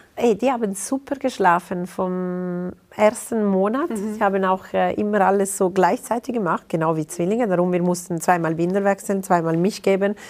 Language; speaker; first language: German; non-native, local second language; Italian